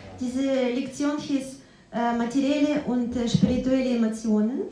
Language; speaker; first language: German; non-native, fluent; Russian